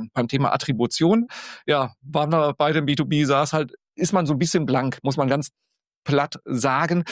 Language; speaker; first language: German; native; German